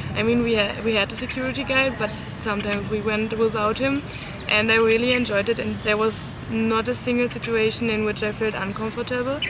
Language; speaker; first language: English; non-native, fluent; German